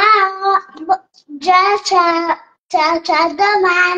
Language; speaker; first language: Italian; early bilingual, other home language; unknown